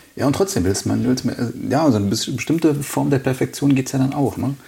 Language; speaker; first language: German; native; German